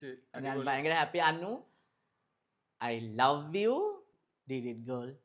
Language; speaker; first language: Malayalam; non-native, local second language; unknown